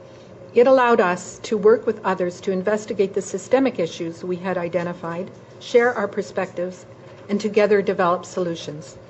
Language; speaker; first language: English; native; English